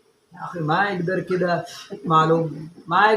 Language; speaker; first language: Arabic; non-native, learner; Punjabi